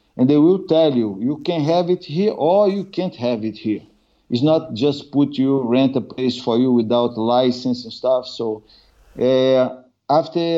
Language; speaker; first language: English; non-native, learner; Portuguese